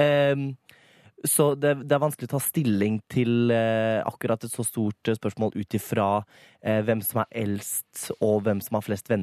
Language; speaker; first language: Norwegian; native; Norwegian